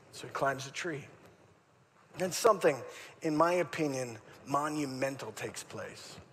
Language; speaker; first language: English; native; English